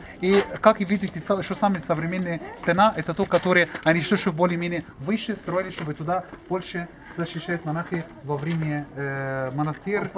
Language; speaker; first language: Russian; non-native, learner; Arabic